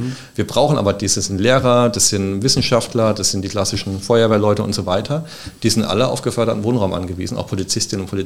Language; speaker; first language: German; native; German